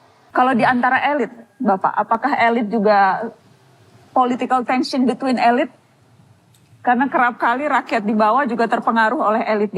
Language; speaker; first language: Indonesian; native; Indonesian